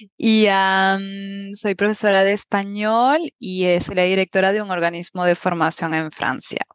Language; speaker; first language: Spanish; native; Spanish